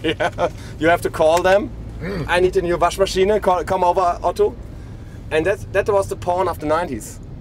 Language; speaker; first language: English; non-native, fluent; German